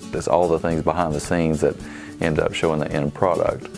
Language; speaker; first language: English; native; English